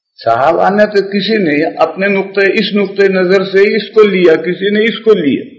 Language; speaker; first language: Urdu; native; Urdu